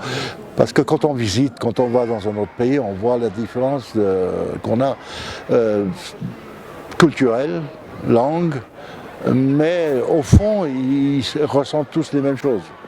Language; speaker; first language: French; non-native, fluent; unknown